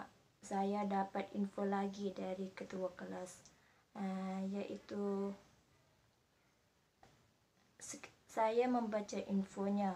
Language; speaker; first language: Indonesian; non-native, learner; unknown